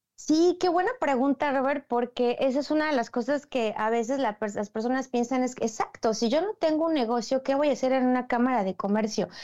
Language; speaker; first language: Spanish; native; Spanish